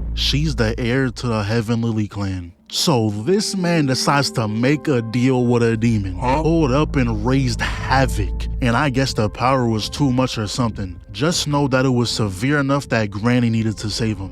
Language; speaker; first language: English; native; English